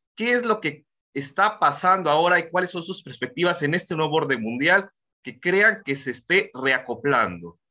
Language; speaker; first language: Spanish; native; Spanish